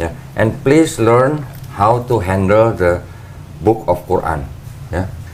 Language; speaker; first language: English; non-native, fluent; Indonesian